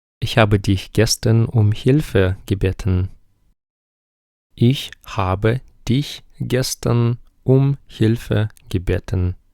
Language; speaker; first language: German; non-native, fluent; Ukrainian